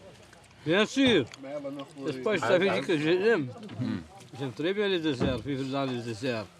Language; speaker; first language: French; non-native, local second language; Arabic